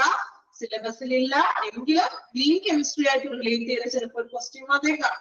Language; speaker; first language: Malayalam; native; Malayalam